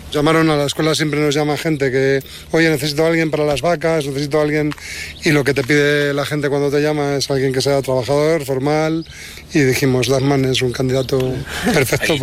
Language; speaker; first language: Spanish; native; Spanish